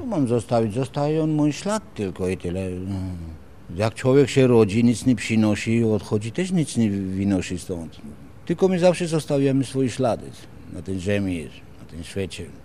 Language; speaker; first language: Polish; non-native, fluent; Georgian